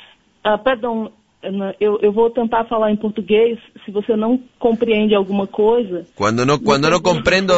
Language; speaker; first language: Spanish; non-native, learner; Portuguese